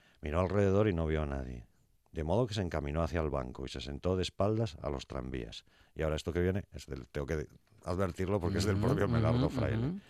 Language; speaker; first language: Spanish; native; Spanish